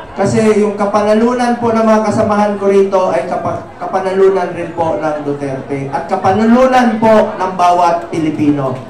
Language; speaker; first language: Filipino; non-native, local second language; Cebuano